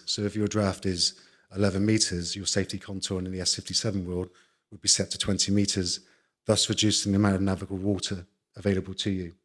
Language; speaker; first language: English; native; English